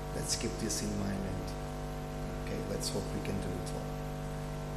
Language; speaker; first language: English; non-native, fluent; Portuguese